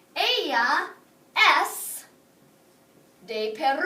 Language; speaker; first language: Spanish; non-native, fluent; English